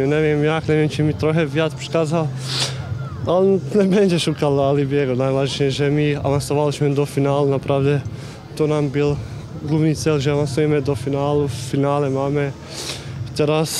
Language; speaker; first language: Polish; non-native, fluent; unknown